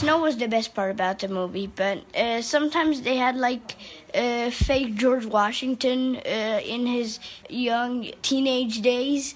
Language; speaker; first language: English; early bilingual, heritage; English